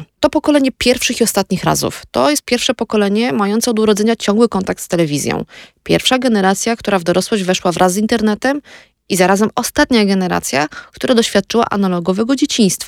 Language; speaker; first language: Polish; native; Polish